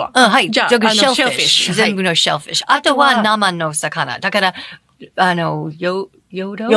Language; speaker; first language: Japanese; non-native, fluent; English